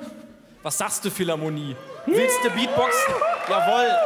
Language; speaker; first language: German; native; German